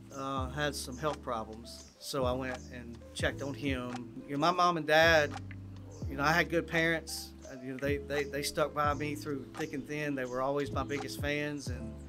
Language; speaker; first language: English; native; English